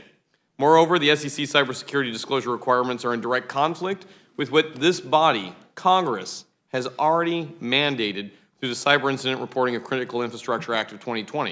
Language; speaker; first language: English; native; English